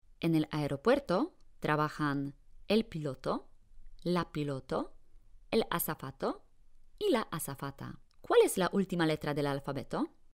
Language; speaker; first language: Spanish; non-native, fluent; Polish